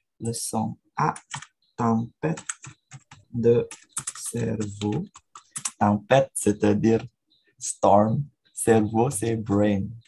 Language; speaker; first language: French; non-native, fluent; Indonesian